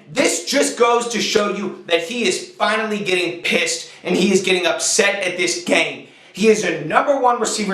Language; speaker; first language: English; native; English